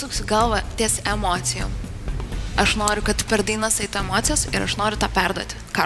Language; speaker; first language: Lithuanian; native; Lithuanian